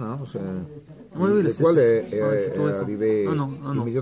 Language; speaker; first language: French; non-native, learner; Italian